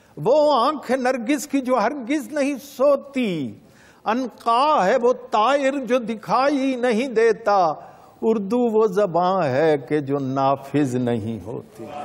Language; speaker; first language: Urdu; non-native, local second language; Punjabi